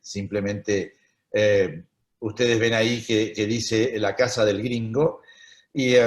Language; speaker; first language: Spanish; native; Spanish